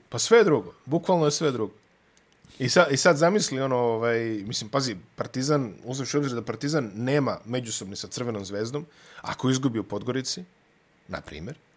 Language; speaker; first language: Bosnian; native; Bosnian